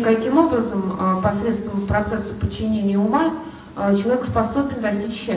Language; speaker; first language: Russian; native; Russian